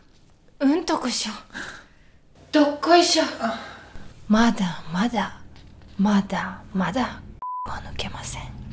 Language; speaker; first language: Japanese; early bilingual, other home language; Russian